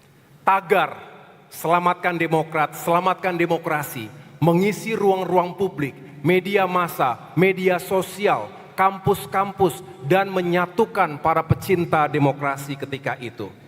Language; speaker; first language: Indonesian; native; Indonesian